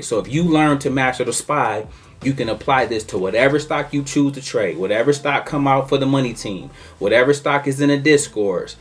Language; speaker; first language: English; native; English